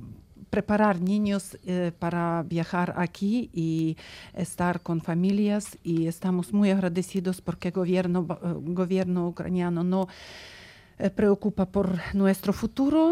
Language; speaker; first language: Spanish; non-native, learner; Ukrainian